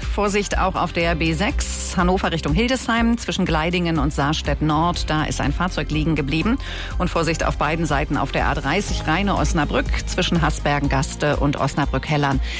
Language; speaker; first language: German; native; German